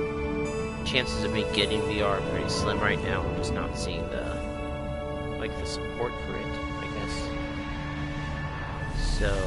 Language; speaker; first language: English; native; English